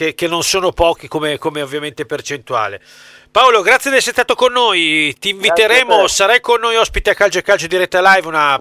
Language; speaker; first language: Italian; native; Italian